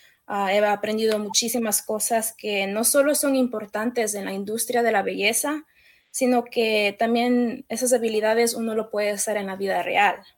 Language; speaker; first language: Spanish; early bilingual, heritage; Spanish